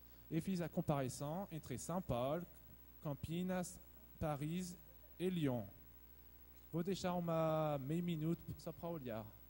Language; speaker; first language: Portuguese; non-native, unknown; French